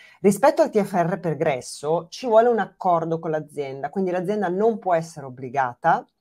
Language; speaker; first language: Italian; native; Italian